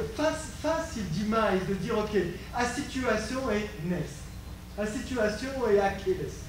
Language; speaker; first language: Portuguese; non-native, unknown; French